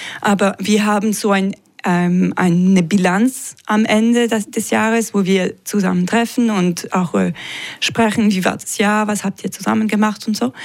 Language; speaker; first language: German; non-native, local second language; French